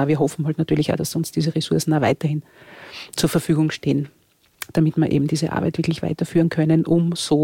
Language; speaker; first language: German; native; German